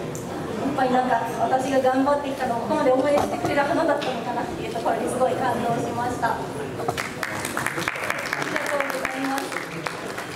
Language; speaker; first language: Japanese; native; Japanese